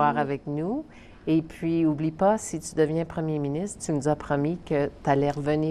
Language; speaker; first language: French; native; French